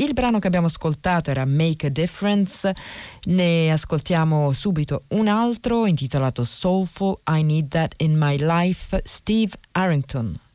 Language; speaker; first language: Italian; native; Italian